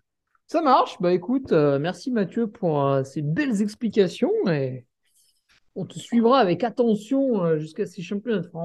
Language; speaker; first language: French; native; French